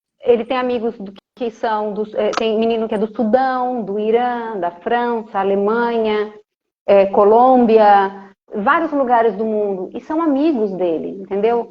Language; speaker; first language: Portuguese; native; Portuguese